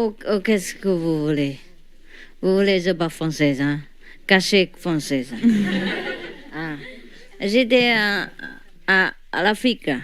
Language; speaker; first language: French; non-native, learner; Vietnamese